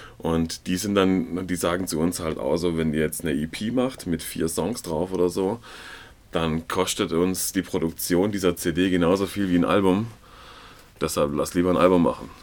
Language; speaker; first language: German; native; German